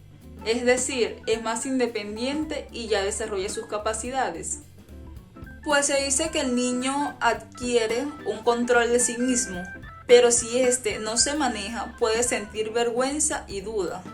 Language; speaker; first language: Spanish; native; Spanish